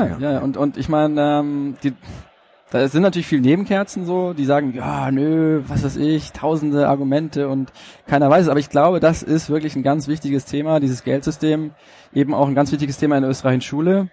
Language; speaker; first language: German; native; German